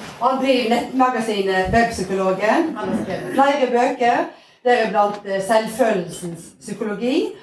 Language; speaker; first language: Norwegian; native; Norwegian